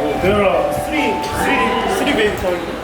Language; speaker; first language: English; non-native, learner; Korean